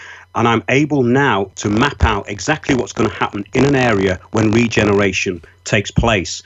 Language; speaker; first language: English; native; English